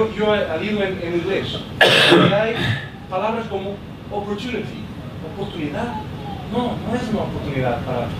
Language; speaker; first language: Spanish; non-native, learner; Portuguese